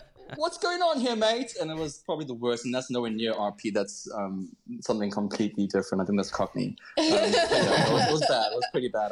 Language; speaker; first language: English; native; English